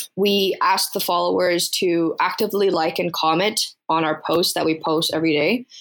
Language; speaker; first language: English; early bilingual, other home language; Chinese